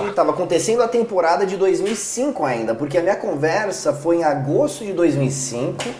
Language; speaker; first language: Portuguese; non-native, fluent; English